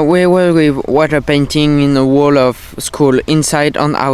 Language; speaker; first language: English; non-native, learner; French